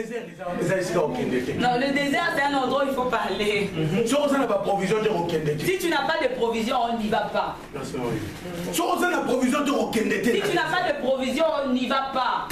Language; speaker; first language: French; non-native, local second language; Lingala